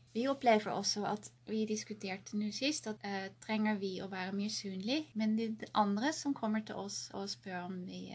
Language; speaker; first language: Norwegian; non-native, fluent; Dutch